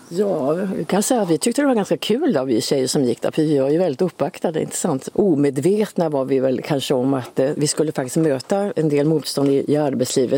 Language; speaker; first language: Swedish; native; Swedish